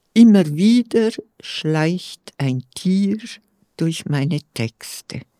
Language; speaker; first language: German; non-native, fluent; Romansh